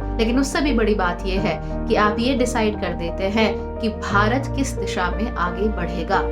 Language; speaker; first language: Hindi; native; Hindi